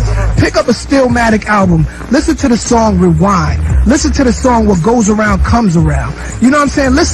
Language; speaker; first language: English; native; English